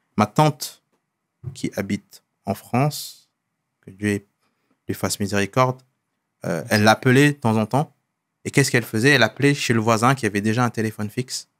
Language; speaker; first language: French; non-native, local second language; Wolof